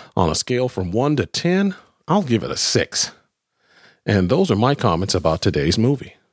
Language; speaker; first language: English; native; English